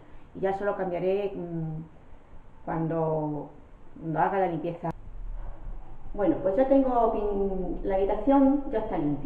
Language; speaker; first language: Spanish; native; Spanish